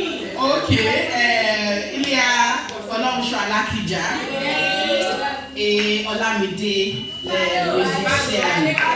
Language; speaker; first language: French; non-native, learner; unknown